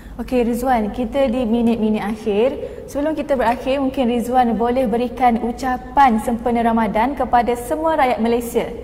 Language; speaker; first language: Malay; native; Malay